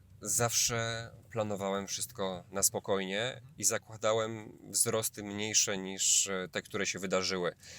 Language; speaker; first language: Polish; native; Polish